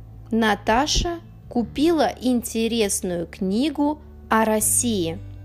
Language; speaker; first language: Russian; native; Russian